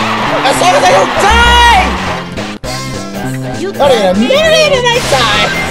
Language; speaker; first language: English; native; English